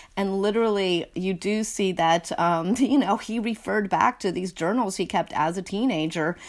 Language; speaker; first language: English; native; English